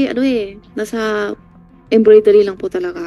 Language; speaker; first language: Filipino; non-native, learner; Chinese